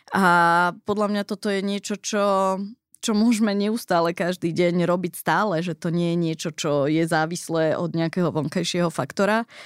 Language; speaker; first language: Slovak; early bilingual, heritage; Slovak